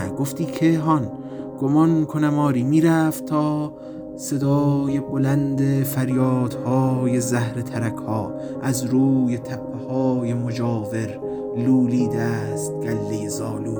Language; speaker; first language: Persian; native; Persian